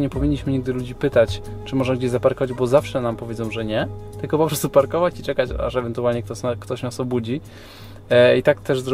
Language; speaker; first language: Polish; native; Polish